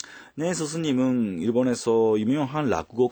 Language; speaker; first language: Korean; non-native, fluent; Japanese